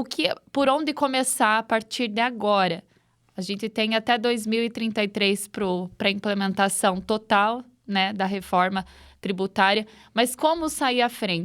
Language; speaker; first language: Portuguese; native; Portuguese